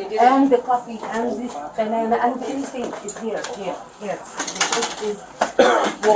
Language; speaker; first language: English; non-native, learner; Arabic